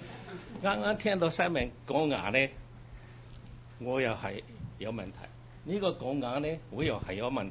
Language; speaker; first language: Cantonese; early bilingual, heritage; Cantonese